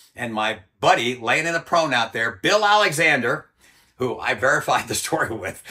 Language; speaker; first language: English; native; English